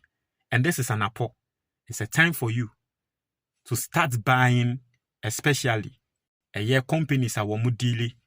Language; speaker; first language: English; non-native, local second language; Akan